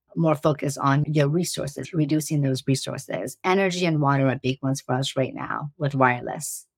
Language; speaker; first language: English; early bilingual, other home language; Persian